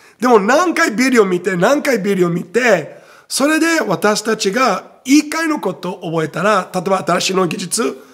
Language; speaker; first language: Japanese; non-native, fluent; Portuguese